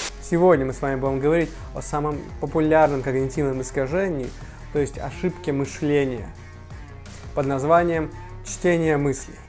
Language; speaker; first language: Russian; native; Russian